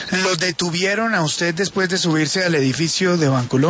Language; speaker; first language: Spanish; native; Spanish